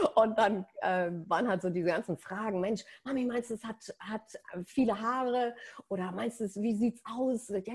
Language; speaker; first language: German; native; German